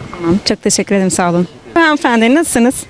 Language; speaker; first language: Turkish; native; Turkish